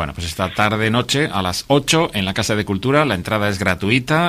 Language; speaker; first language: Spanish; native; Spanish